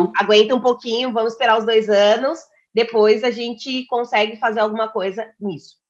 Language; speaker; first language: Portuguese; native; Portuguese